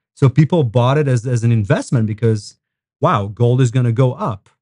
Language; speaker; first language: English; non-native, fluent; Hebrew